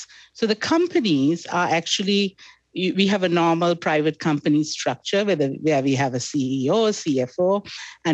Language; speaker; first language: English; non-native, local second language; Sinhala